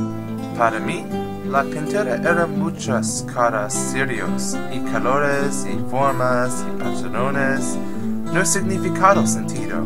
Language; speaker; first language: Spanish; non-native, learner; English